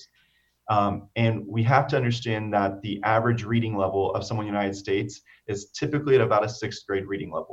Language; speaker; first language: English; native; English